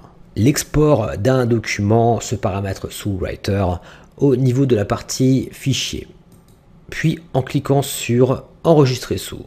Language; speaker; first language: French; native; French